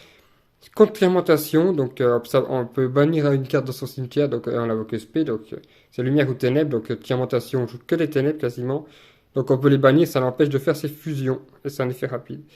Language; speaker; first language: French; native; French